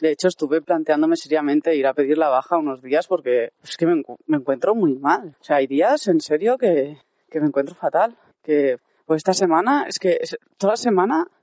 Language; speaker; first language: Spanish; native; Spanish